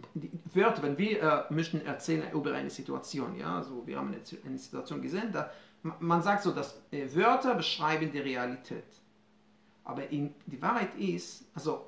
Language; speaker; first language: German; non-native, fluent; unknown